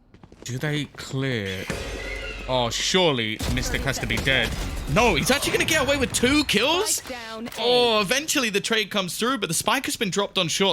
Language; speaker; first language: English; native; English